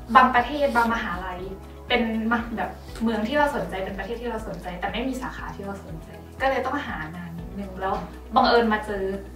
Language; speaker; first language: Thai; native; Thai